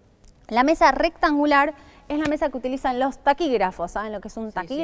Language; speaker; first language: Spanish; native; Spanish